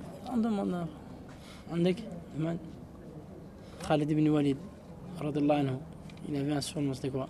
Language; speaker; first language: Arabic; non-native, fluent; French